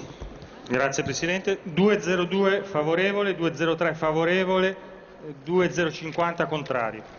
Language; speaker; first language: Italian; native; Italian